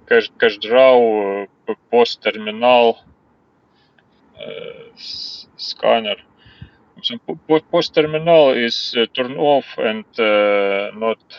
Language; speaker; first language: English; non-native, learner; Russian